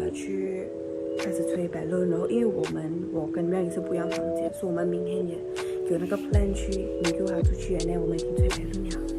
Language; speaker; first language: Chinese; native; Chinese